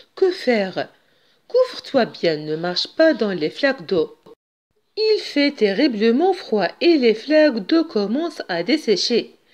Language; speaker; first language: French; non-native, local second language; Arabic